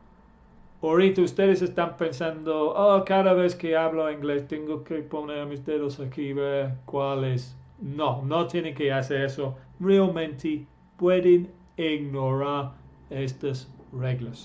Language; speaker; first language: Spanish; non-native, fluent; English